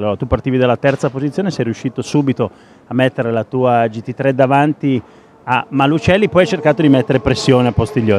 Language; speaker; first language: Italian; native; Italian